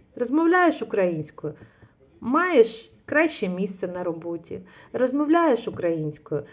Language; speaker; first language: Ukrainian; non-native, local second language; Russian